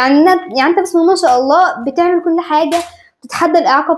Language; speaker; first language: Arabic; native; Arabic